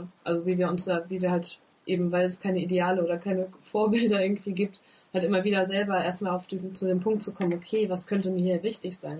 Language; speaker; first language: German; native; German